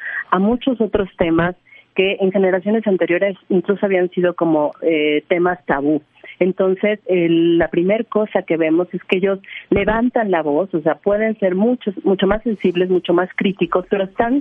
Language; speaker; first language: Spanish; native; Spanish